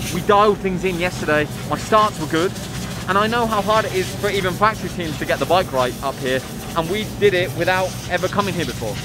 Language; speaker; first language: English; native; English